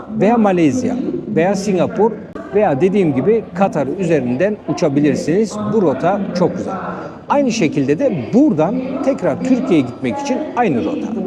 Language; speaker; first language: Turkish; native; Turkish